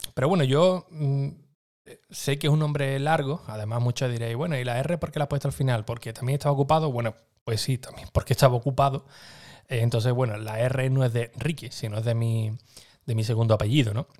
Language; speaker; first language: Spanish; native; Spanish